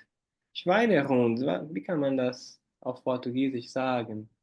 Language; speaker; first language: German; non-native, fluent; Portuguese